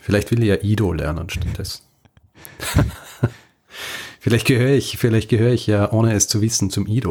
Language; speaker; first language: German; native; German